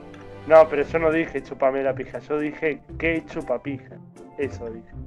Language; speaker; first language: Spanish; native; Spanish